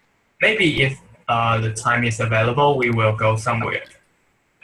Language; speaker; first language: English; non-native, learner; Chinese